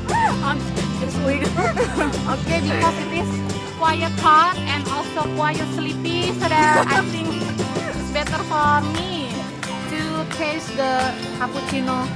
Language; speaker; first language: English; non-native, local second language; Indonesian